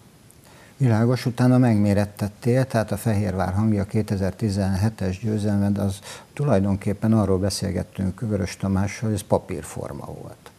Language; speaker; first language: Hungarian; native; Hungarian